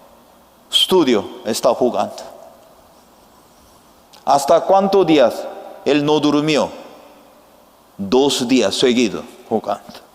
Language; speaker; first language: Spanish; non-native, fluent; Korean